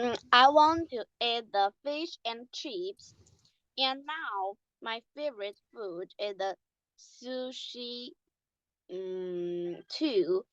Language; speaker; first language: English; non-native, learner; Chinese